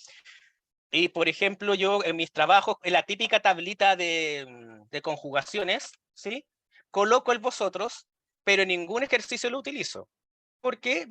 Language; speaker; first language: Spanish; native; Spanish